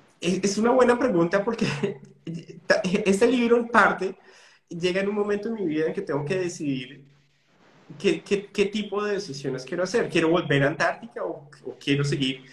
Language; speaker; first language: Spanish; native; Spanish